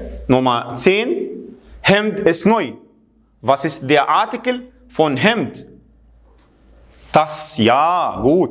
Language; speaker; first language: German; non-native, fluent; Arabic